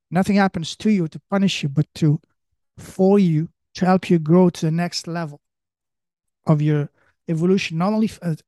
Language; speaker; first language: English; early bilingual, other home language; French